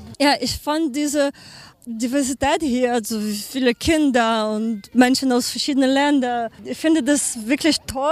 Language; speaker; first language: German; non-native, learner; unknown